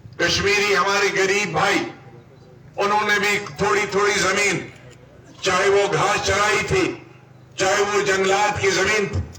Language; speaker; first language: Urdu; non-native, local second language; Kashmiri